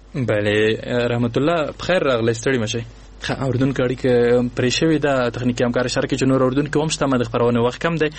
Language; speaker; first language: Pashto; native; Pashto